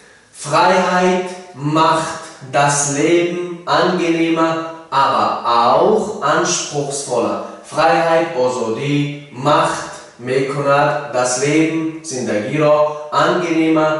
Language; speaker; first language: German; non-native, learner; Tajik